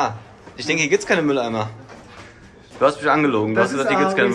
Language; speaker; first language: German; native; German